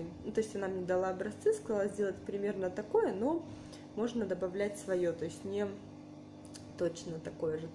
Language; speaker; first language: Russian; native; Russian